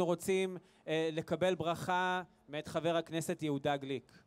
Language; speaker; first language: Hebrew; native; Hebrew